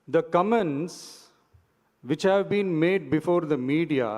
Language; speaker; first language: English; non-native, local second language; Tamil